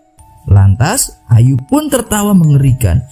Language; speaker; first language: Indonesian; native; Indonesian